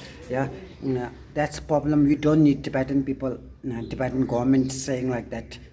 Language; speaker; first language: English; non-native, learner; Tibetan